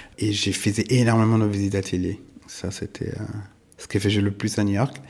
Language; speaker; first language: French; non-native, fluent; Italian